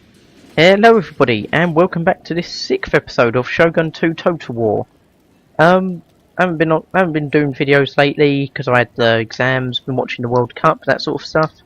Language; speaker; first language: English; native; English